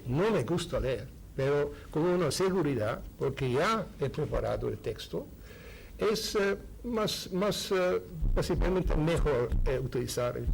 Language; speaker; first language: Spanish; non-native, fluent; Hungarian